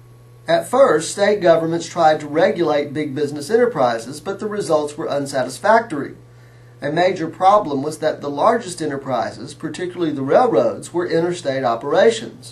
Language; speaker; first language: English; native; English